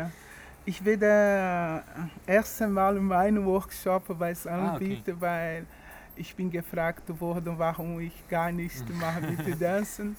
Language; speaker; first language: German; non-native, learner; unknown